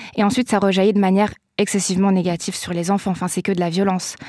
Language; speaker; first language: French; native; French